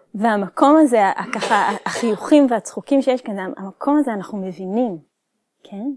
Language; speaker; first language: Hebrew; native; Hebrew